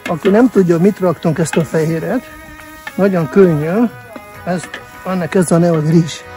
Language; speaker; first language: Hungarian; non-native, fluent; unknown